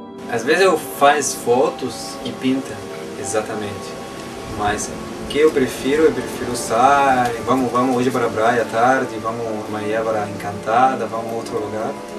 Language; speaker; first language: Portuguese; non-native, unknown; Arabic